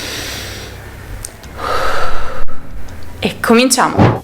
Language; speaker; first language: Italian; native; Italian